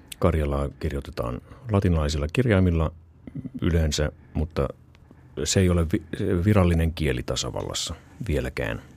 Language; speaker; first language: Finnish; native; Finnish